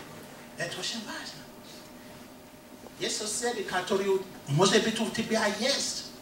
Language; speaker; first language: Russian; non-native, fluent; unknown